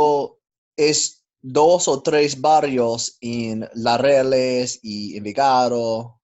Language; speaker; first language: Spanish; non-native, learner; English